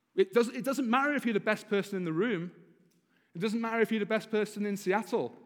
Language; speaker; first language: English; native; English